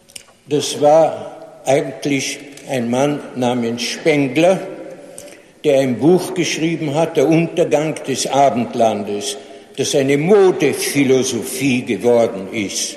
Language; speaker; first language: German; non-native, fluent; English